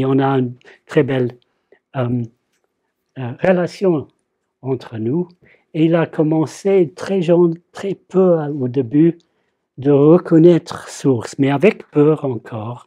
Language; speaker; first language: French; non-native, fluent; English